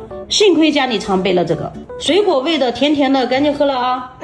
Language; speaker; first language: Chinese; native; Chinese